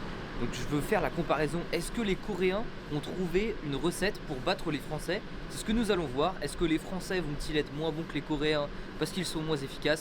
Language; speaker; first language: French; native; French